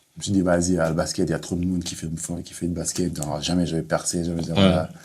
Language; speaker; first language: French; non-native, local second language; Wolof